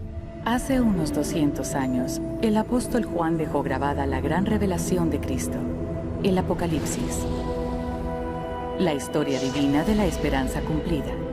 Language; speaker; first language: Spanish; native; Spanish